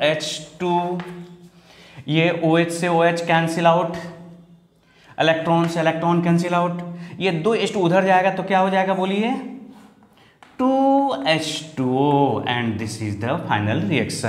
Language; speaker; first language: Hindi; native; Hindi